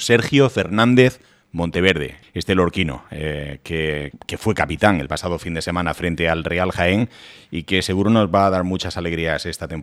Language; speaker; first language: Spanish; native; Spanish